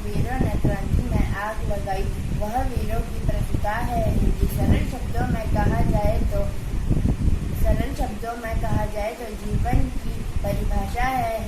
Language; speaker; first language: Hindi; native; Hindi